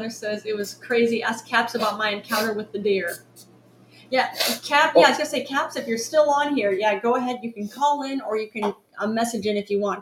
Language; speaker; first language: English; native; English